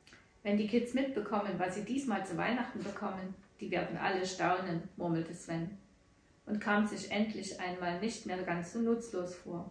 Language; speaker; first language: German; native; German